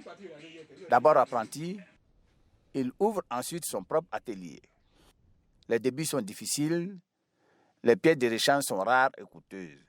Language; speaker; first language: French; native; French